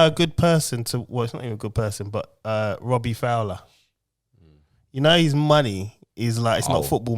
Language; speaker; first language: English; native; English